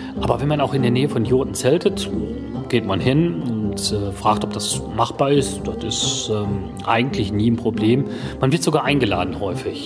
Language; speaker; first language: German; native; German